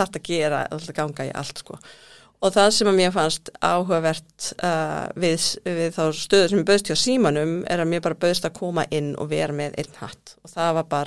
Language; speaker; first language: Icelandic; native; Icelandic